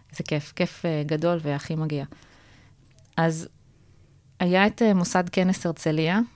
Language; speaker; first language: Hebrew; native; Hebrew